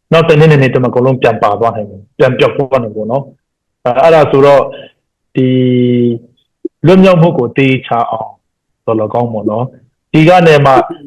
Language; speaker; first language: Burmese; non-native, local second language; Hakha Chin